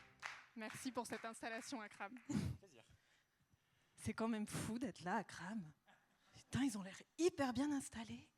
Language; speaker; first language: French; native; French